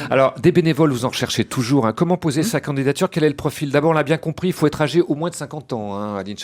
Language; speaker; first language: French; native; French